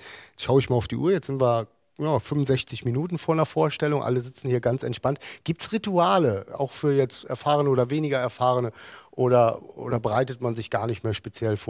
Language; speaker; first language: German; native; German